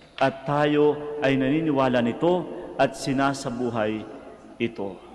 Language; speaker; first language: Filipino; non-native, local second language; Cebuano